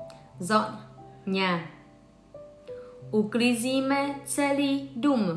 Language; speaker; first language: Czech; non-native, fluent; Vietnamese